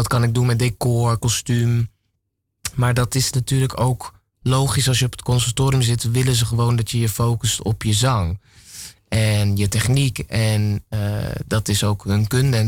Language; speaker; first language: Dutch; native; Dutch